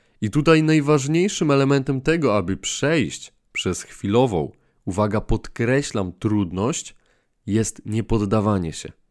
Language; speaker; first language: Polish; native; Polish